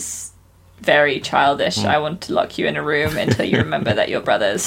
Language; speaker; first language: English; native; English